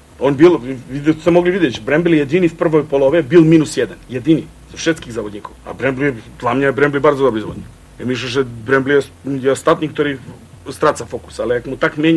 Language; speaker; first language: Polish; non-native, fluent; Croatian